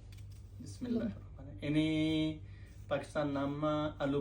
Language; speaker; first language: Indonesian; non-native, learner; Punjabi